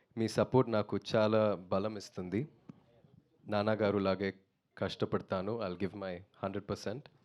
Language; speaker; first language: Telugu; non-native, learner; Tamil